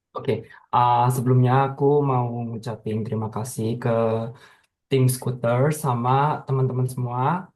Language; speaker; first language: Indonesian; native; Indonesian